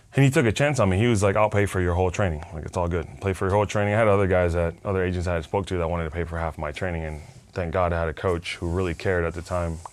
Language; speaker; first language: English; non-native, fluent; Spanish